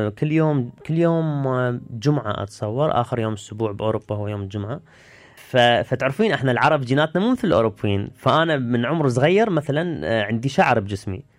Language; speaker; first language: Arabic; early bilingual, heritage; Arabic